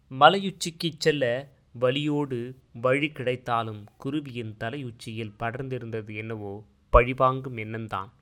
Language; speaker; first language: Tamil; native; Tamil